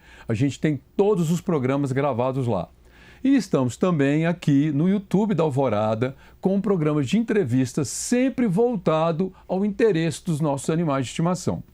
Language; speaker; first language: Portuguese; native; Portuguese